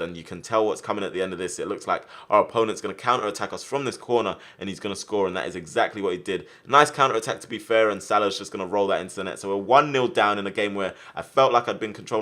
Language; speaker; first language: English; native; English